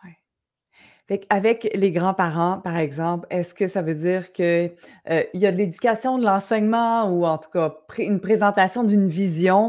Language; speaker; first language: French; native; French